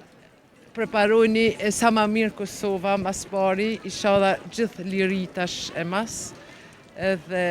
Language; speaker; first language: Albanian; early bilingual, heritage; Albanian